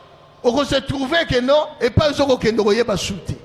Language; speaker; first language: French; non-native, local second language; Lingala